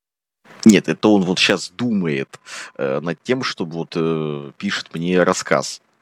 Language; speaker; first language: Russian; native; Russian